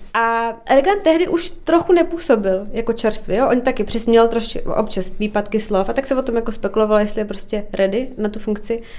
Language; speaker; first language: Czech; native; Czech